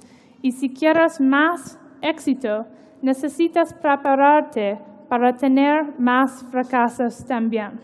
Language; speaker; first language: Spanish; non-native, learner; English